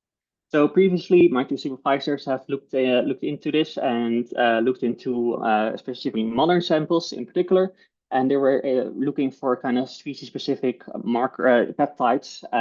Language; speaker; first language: English; non-native, fluent; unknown